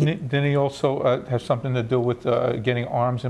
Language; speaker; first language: English; native; English